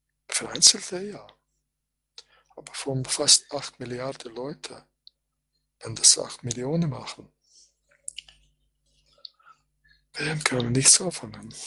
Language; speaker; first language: German; non-native, fluent; Croatian